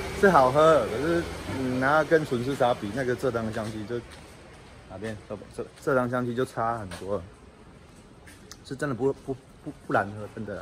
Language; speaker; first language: Chinese; native; Chinese